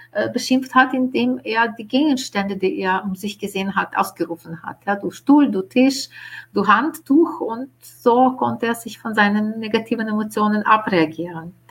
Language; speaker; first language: German; non-native, fluent; Ukrainian